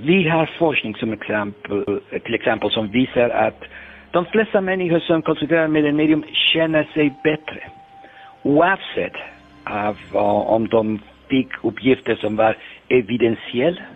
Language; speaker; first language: Swedish; non-native, fluent; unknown